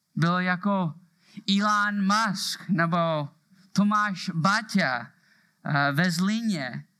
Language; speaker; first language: Czech; native; Czech